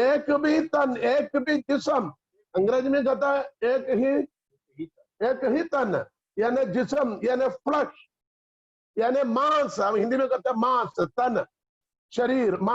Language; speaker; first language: Hindi; non-native, local second language; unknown